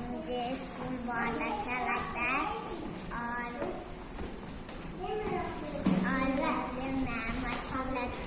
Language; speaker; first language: Hindi; non-native, local second language; Kashmiri